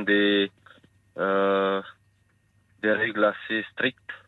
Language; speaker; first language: French; non-native, fluent; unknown